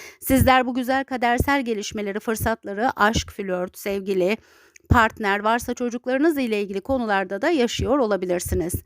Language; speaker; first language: Turkish; native; Turkish